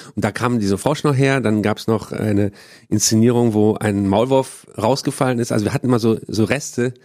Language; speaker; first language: German; native; German